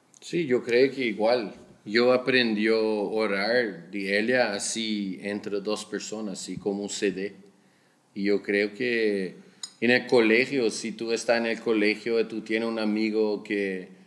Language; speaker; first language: Spanish; non-native, learner; Dutch